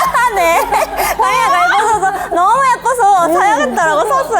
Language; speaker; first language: Korean; non-native, fluent; Japanese